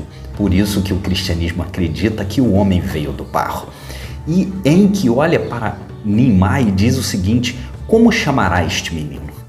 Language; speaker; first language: Portuguese; native; Portuguese